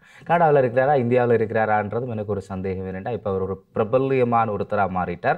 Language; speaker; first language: Tamil; native; Tamil